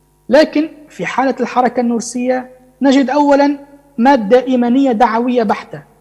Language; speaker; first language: Arabic; native; Arabic